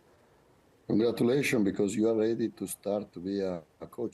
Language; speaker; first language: English; non-native, fluent; Italian